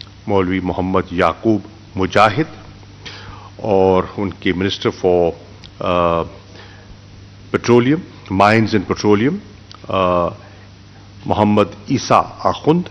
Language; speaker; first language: Urdu; non-native, local second language; Saraiki